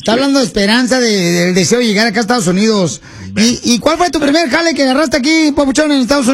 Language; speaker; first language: Spanish; native; Spanish